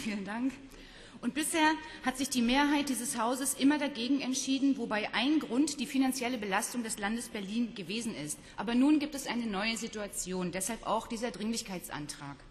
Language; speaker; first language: German; native; German